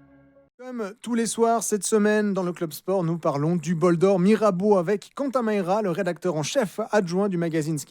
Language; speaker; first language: French; native; French